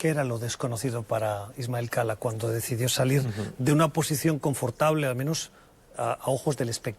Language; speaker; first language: Spanish; native; Spanish